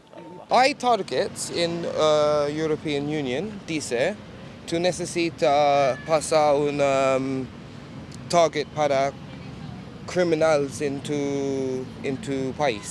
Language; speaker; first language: Spanish; non-native, learner; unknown